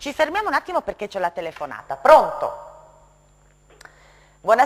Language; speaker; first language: Italian; native; Italian